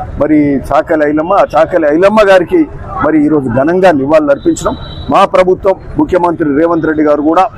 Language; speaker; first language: Telugu; native; Telugu